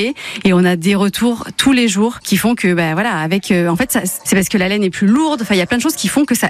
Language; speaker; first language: French; native; French